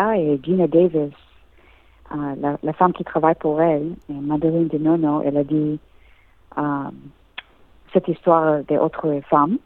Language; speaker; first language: French; non-native, learner; English